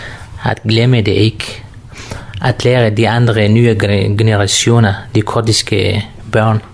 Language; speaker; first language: Danish; non-native, learner; Kurdish